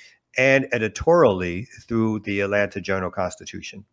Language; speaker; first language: English; native; English